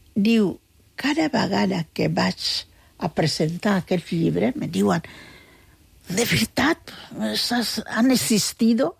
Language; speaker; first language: Catalan; non-native, fluent; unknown